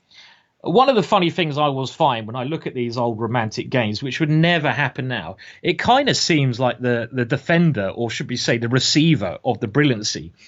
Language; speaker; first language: English; native; English